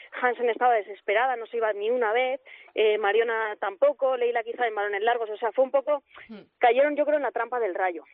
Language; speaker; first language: Spanish; native; Spanish